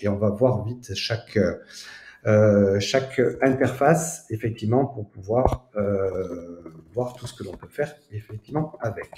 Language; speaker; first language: French; native; French